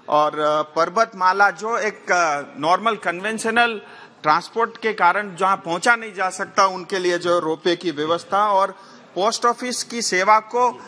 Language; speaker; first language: Hindi; non-native, local second language; Nepali